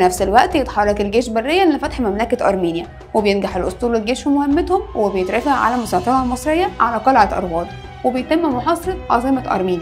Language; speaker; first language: Arabic; native; Arabic